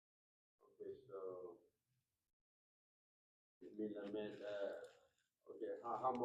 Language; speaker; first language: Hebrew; non-native, learner; English